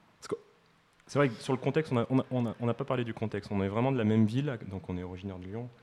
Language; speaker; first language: French; native; French